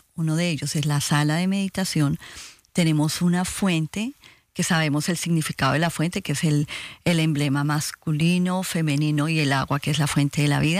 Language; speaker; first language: Spanish; native; Spanish